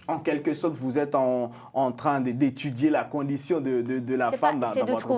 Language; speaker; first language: French; native; French